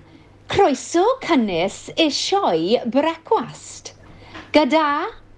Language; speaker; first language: Welsh; non-native, learner; English